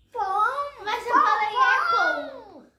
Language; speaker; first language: Portuguese; early bilingual, other home language; Haitian Creole